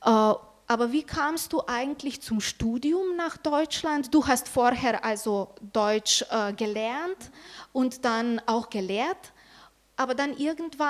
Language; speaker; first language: German; non-native, fluent; Slovenian